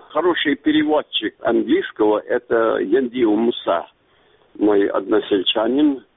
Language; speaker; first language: Russian; non-native, local second language; Ingush